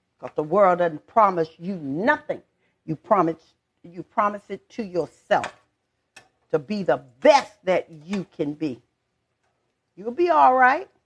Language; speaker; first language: English; native; English